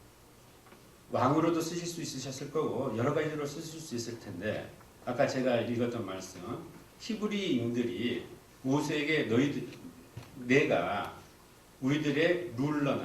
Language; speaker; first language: Korean; native; Korean